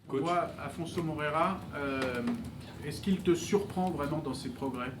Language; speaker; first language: French; native; French